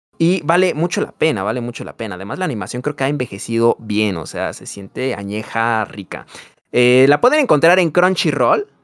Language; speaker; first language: Spanish; native; Spanish